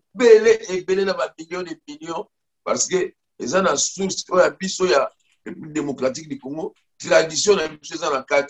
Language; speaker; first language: French; non-native, local second language; Lingala